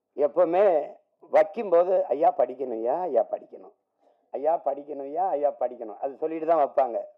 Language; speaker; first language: Tamil; native; Tamil